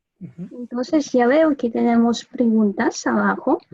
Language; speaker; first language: Spanish; non-native, fluent; Russian